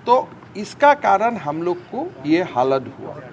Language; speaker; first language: Hindi; non-native, local second language; Assamese